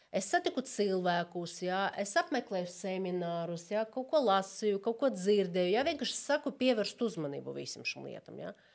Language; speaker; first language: Latvian; non-native, local second language; Russian